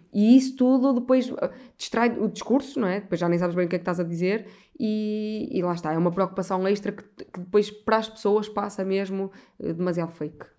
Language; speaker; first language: Portuguese; native; Portuguese